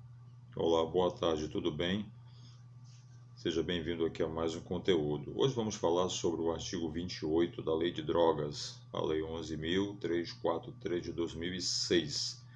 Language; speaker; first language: Portuguese; native; Portuguese